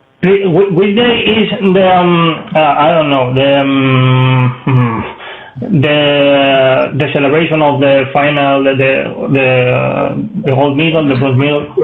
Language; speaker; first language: English; non-native, learner; Spanish